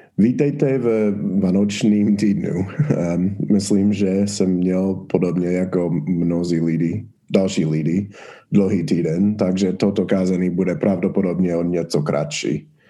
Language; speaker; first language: Czech; non-native, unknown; English